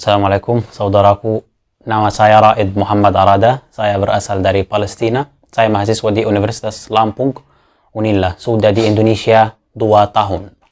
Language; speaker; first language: Indonesian; non-native, fluent; Arabic